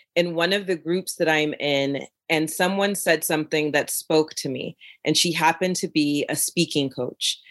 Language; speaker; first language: English; native; English